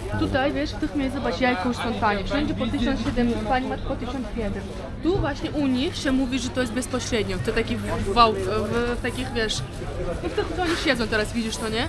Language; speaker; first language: Polish; non-native, fluent; Uzbek